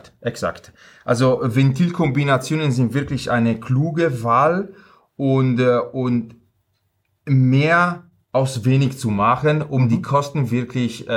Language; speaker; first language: German; non-native, fluent; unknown